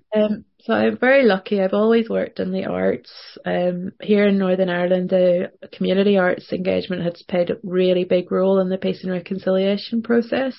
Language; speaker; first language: English; native; English